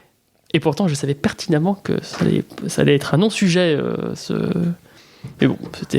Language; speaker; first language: French; native; French